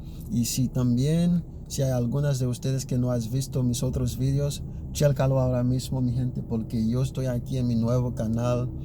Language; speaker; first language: Spanish; early bilingual, other home language; Haitian Creole